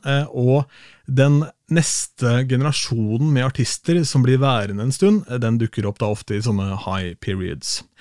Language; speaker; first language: Norwegian; native; Norwegian